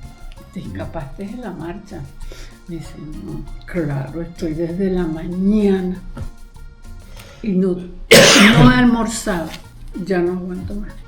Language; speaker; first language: Spanish; native; Spanish